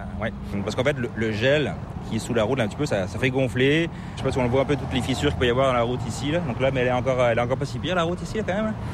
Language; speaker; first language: French; native; French